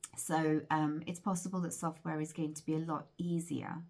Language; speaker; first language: English; native; English